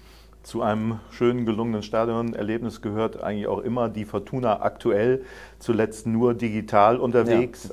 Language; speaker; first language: German; native; German